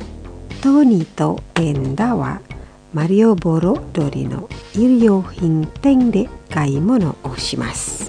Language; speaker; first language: Japanese; non-native, fluent; Indonesian